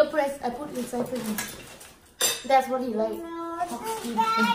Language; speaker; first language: English; non-native, learner; Thai